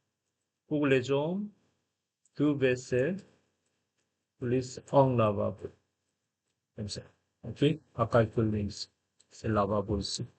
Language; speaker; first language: French; non-native, fluent; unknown